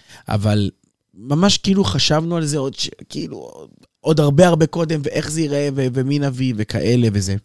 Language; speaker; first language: Hebrew; native; Hebrew